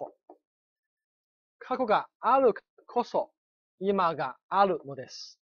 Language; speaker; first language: Japanese; non-native, fluent; Chinese